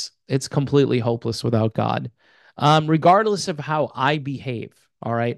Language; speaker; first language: English; native; English